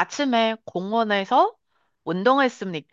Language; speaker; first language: Korean; non-native, fluent; Chinese